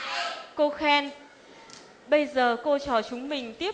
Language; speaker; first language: Vietnamese; native; Vietnamese